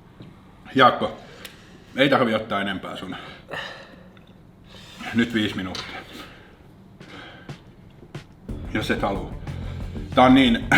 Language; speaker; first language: Finnish; native; Finnish